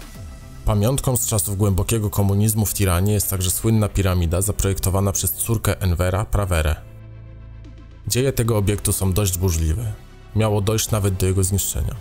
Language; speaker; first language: Polish; native; Polish